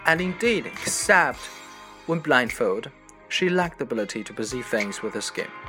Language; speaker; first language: English; non-native, fluent; Chinese